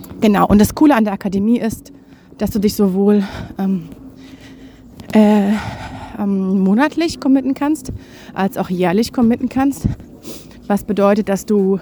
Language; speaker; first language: German; native; German